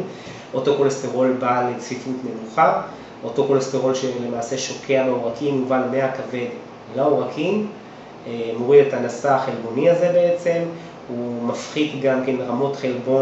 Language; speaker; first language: Hebrew; native; Hebrew